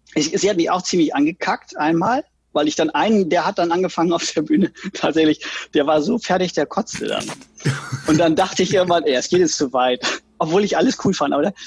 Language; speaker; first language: German; native; German